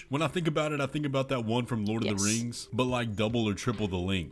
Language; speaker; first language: English; native; English